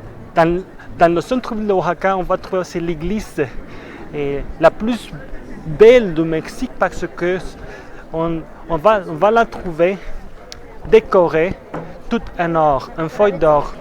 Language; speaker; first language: French; non-native, fluent; Spanish